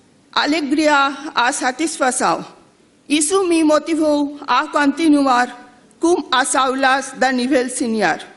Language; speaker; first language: Portuguese; non-native, learner; Bangla